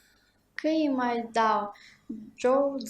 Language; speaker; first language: Chinese; non-native, learner; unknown